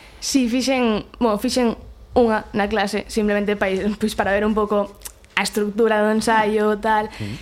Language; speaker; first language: Galician; non-native, local second language; Spanish